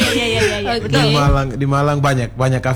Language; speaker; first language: Indonesian; non-native, learner; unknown